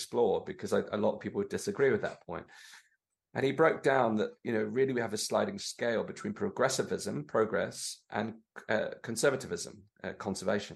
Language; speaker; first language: English; native; English